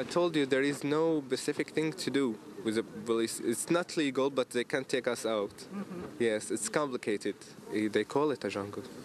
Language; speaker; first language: English; non-native, fluent; Arabic